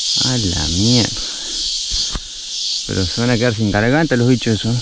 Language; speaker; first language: Spanish; native; Spanish